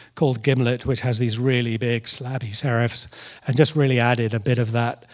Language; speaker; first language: English; native; English